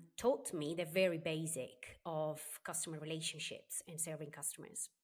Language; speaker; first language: English; non-native, fluent; Italian